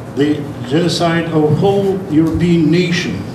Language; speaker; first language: English; non-native, fluent; Ukrainian